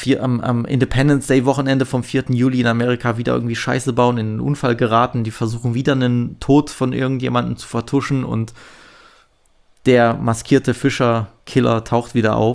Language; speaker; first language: German; native; German